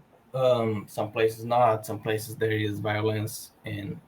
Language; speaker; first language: English; non-native, learner; Portuguese